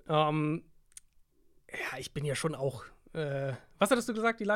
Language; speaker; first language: German; native; German